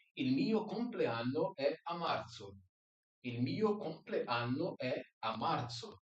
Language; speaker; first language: Italian; non-native, fluent; Portuguese